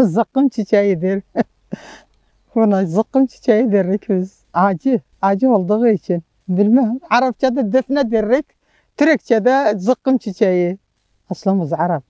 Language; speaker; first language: Turkish; non-native, local second language; Arabic